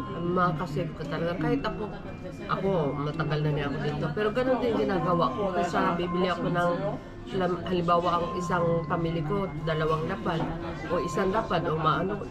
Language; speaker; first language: Filipino; native; Filipino